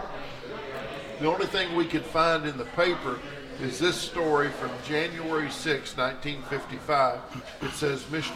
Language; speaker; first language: English; native; English